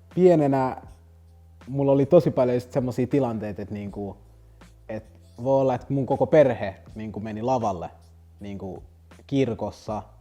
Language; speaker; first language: Finnish; early bilingual, other home language; Lingala